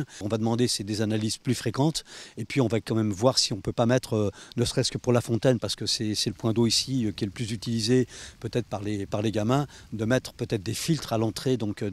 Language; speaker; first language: French; native; French